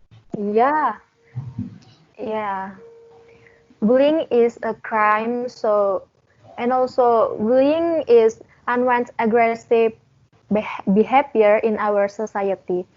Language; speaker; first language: English; non-native, learner; Indonesian